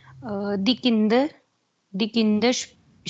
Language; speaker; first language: German; non-native, learner; Hindi